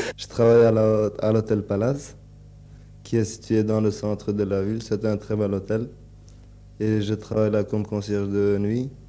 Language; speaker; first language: French; early bilingual, other home language; Turkish